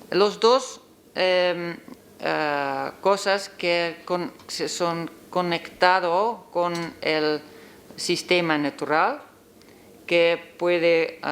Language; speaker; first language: Spanish; non-native, learner; Dutch